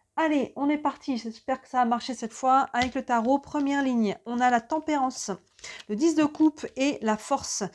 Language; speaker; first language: French; native; French